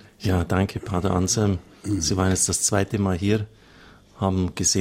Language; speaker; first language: German; non-native, learner; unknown